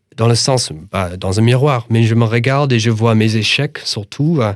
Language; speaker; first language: French; non-native, fluent; English